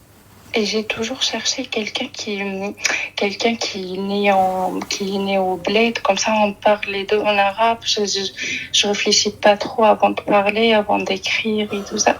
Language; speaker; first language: French; early bilingual, other home language; Arabic